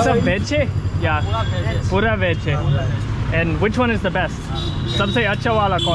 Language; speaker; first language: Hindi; non-native, learner; English